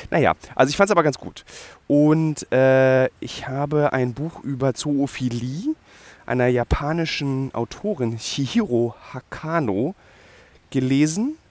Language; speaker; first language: German; native; German